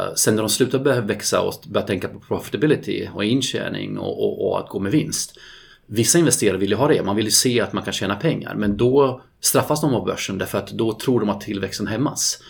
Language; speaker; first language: Swedish; non-native, fluent; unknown